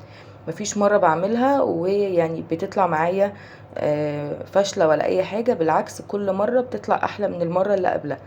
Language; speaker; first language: Arabic; native; Arabic